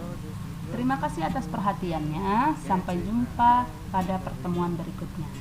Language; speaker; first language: Indonesian; native; Indonesian